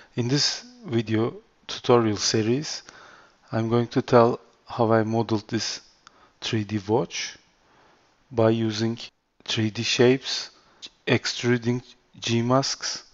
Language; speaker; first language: English; non-native, learner; Turkish